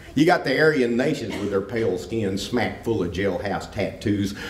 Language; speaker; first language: English; native; English